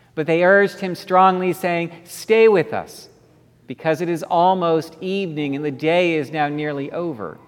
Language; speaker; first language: English; native; English